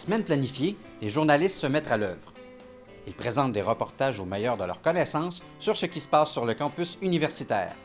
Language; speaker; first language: French; native; French